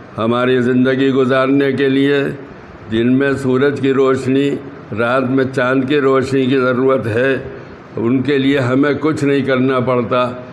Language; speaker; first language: Urdu; native; Urdu